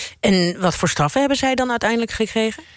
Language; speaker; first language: Dutch; native; Dutch